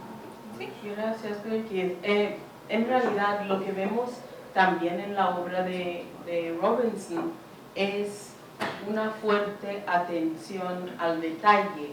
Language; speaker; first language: Spanish; non-native, fluent; English